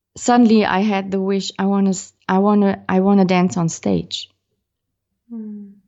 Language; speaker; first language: English; non-native, fluent; German